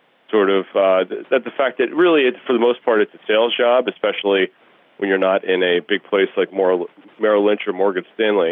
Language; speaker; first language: English; early bilingual, other home language; Russian